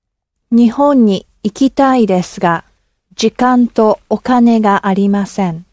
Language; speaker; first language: Japanese; non-native, learner; English